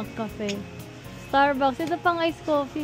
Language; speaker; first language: Filipino; native; Filipino